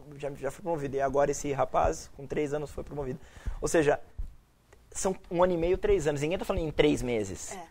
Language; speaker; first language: Portuguese; native; Portuguese